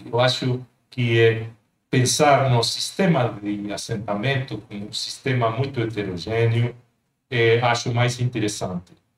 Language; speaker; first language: Portuguese; non-native, fluent; Spanish